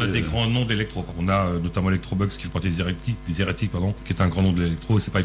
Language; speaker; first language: French; native; French